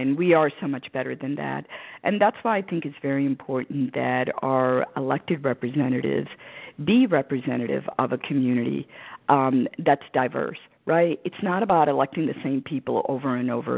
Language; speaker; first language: English; early bilingual, other home language; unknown